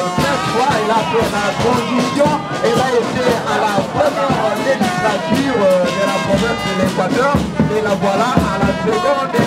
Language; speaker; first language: French; non-native, local second language; Lingala